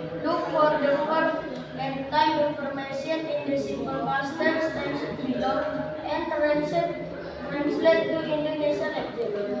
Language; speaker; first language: English; non-native, learner; Indonesian